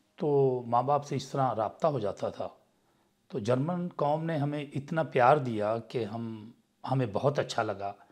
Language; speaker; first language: Urdu; non-native, local second language; Punjabi